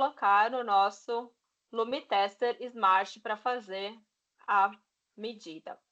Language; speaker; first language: Portuguese; native; Portuguese